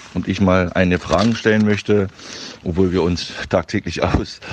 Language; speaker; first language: German; native; German